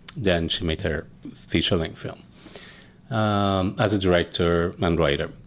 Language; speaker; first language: English; non-native, fluent; Persian